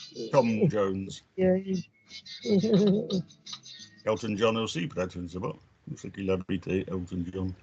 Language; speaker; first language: French; non-native, fluent; English